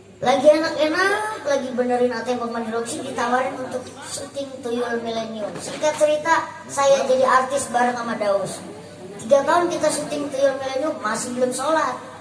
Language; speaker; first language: Indonesian; native; Indonesian